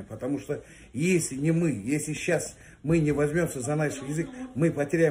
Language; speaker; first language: Russian; non-native, local second language; Kazakh